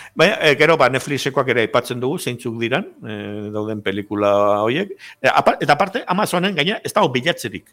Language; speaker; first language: Basque; native; Basque